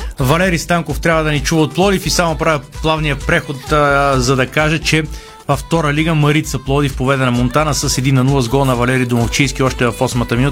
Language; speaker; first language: Bulgarian; native; Bulgarian